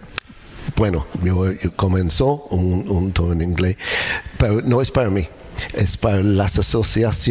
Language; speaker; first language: Spanish; non-native, learner; English